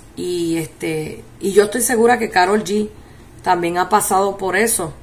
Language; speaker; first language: Spanish; early bilingual, heritage; Spanish